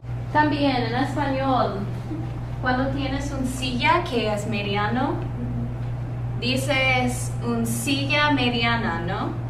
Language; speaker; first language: Spanish; non-native, fluent; English